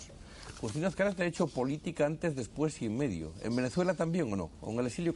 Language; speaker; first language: Spanish; native; Spanish